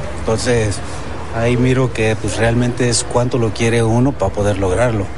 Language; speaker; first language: Spanish; early bilingual, heritage; Spanish